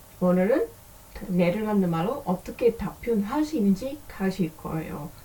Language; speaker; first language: Korean; non-native, learner; Dutch